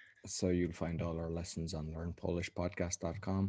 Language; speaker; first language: English; native; English